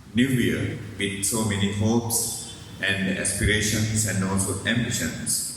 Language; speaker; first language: English; non-native, local second language; Sinhala